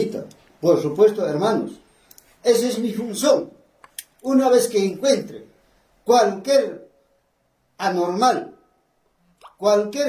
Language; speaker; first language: Spanish; native; Spanish